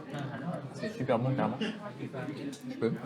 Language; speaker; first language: French; native; French